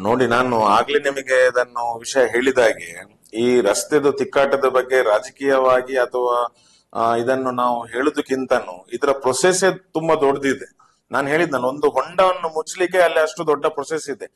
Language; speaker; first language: Kannada; native; Kannada